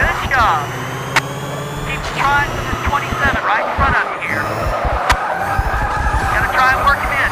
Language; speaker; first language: English; native; English